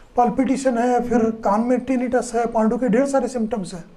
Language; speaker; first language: Hindi; non-native, local second language; Marathi